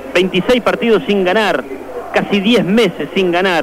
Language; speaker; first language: Spanish; native; Spanish